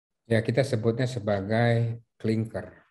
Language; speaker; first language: Indonesian; native; Indonesian